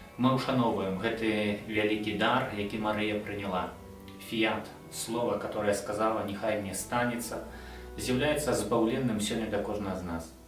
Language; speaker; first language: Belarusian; non-native, local second language; Russian